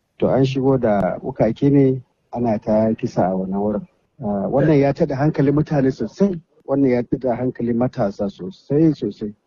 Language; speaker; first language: Hausa; non-native, local second language; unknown